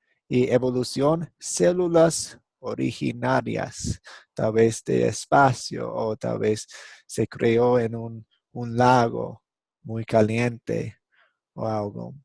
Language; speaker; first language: Spanish; non-native, fluent; English